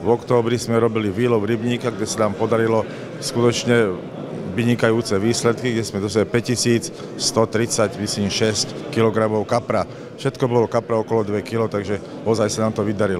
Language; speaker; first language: Slovak; native; Slovak